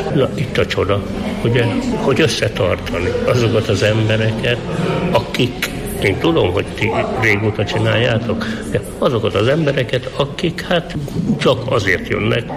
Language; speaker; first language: Hungarian; native; Hungarian